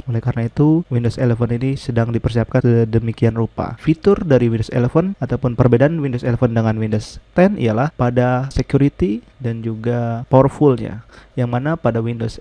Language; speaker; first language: Indonesian; native; Indonesian